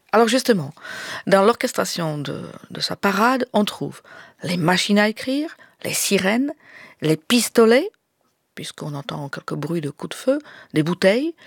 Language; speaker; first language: French; native; French